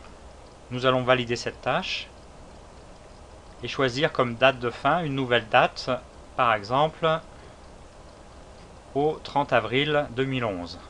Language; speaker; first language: French; native; French